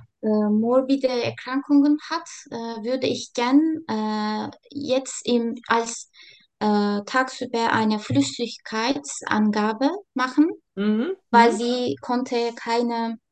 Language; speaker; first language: German; non-native, learner; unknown